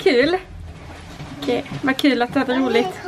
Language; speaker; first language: Swedish; native; Swedish